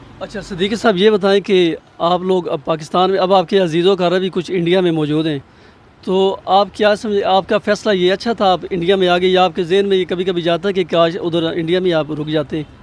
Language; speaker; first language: Urdu; non-native, local second language; Punjabi